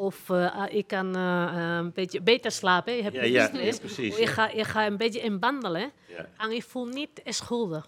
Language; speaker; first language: Dutch; non-native, learner; Spanish